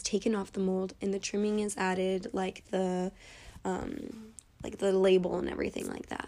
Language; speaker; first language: English; native; English